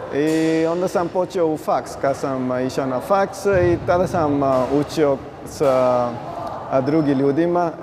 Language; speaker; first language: Croatian; non-native, learner; Punjabi